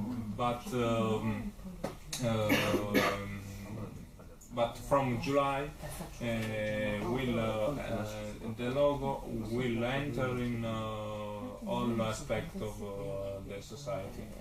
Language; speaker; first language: English; non-native, learner; Italian